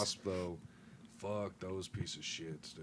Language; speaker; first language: English; native; English